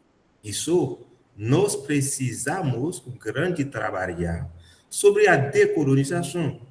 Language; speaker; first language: Portuguese; non-native, learner; Haitian Creole